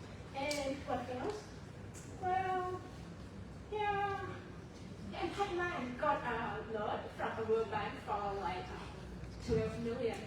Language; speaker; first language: English; non-native, fluent; Thai